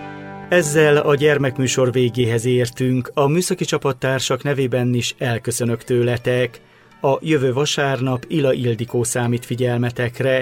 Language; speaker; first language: Hungarian; native; Hungarian